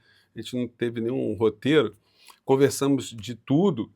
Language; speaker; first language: Portuguese; native; Portuguese